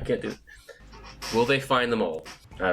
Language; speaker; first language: English; native; English